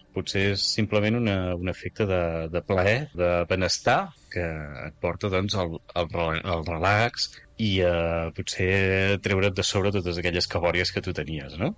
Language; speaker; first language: Catalan; native; Catalan